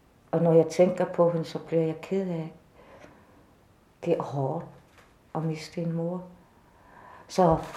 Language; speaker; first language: Danish; non-native, fluent; Kalaallisut